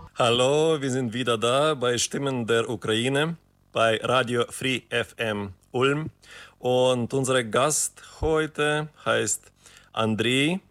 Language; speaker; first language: German; non-native, fluent; Ukrainian